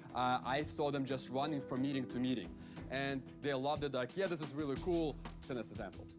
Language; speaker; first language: English; early bilingual, other home language; Ukrainian